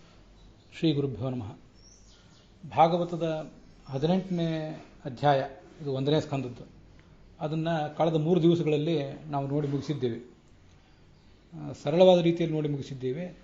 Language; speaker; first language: Kannada; native; Kannada